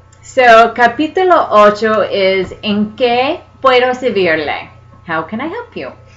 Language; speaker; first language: Spanish; non-native, fluent; English